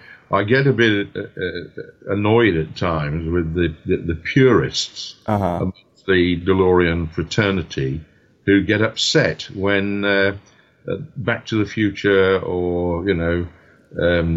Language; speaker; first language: English; native; English